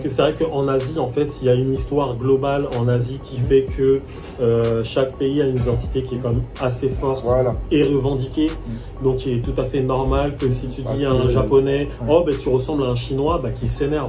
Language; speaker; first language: French; native; French